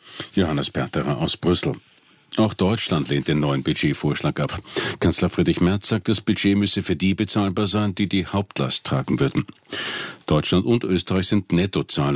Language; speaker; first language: German; native; German